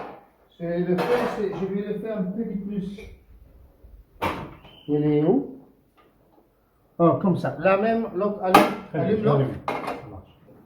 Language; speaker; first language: French; non-native, fluent; Italian